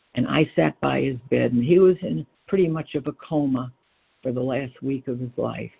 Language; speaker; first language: English; native; English